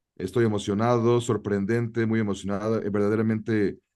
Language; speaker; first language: Spanish; non-native, learner; English